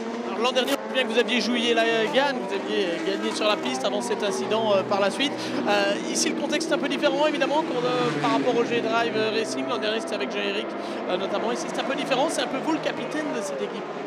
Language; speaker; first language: French; native; French